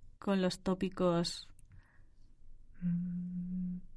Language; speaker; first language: Spanish; native; Spanish